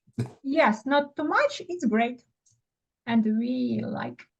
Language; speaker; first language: English; non-native, learner; Ukrainian